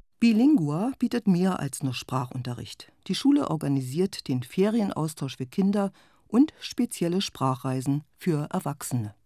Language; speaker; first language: German; native; German